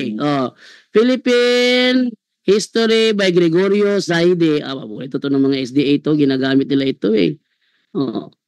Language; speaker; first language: Filipino; non-native, local second language; Cebuano